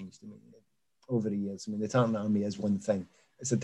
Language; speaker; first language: English; native; English